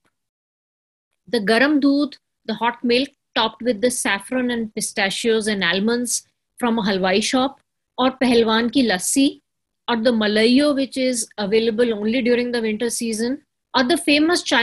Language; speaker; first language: English; non-native, local second language; Hindi